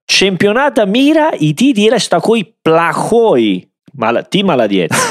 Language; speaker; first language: Russian; non-native, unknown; Italian